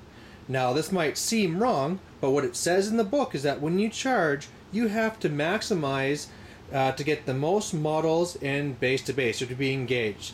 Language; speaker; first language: English; native; English